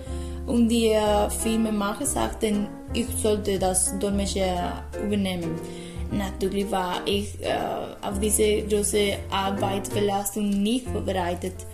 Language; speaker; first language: German; non-native, learner; Spanish